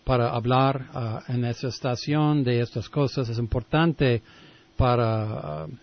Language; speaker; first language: Spanish; non-native, learner; English